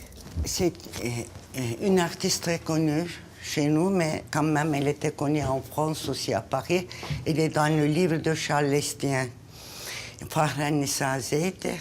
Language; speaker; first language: French; non-native, fluent; Turkish